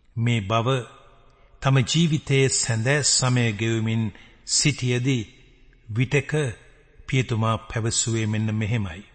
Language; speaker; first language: Sinhala; native; Sinhala